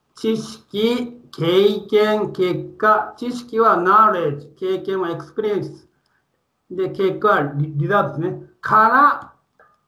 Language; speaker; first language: Japanese; non-native, fluent; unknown